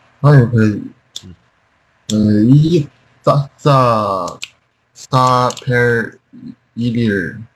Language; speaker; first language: Korean; non-native, learner; Chinese